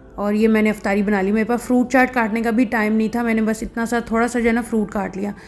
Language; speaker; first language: Urdu; native; Urdu